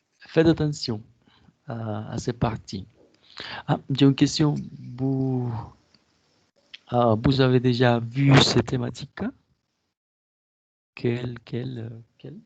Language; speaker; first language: French; non-native, fluent; Spanish